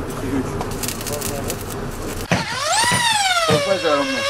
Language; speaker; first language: Turkish; native; Turkish